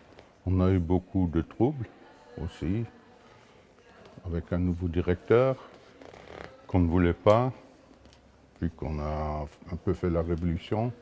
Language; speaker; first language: French; non-native, local second language; Luxembourgish